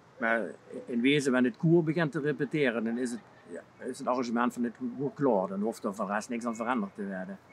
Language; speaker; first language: Dutch; native; Dutch